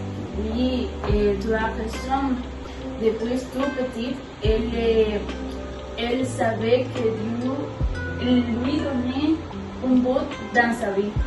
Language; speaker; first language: French; non-native, learner; Spanish